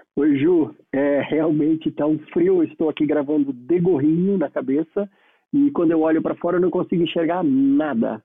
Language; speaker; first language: Portuguese; native; Portuguese